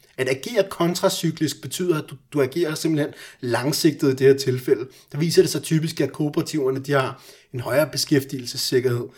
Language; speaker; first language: Danish; early bilingual, other home language; Persian